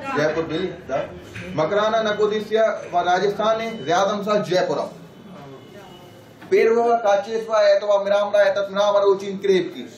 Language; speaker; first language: Russian; non-native, learner; Hindi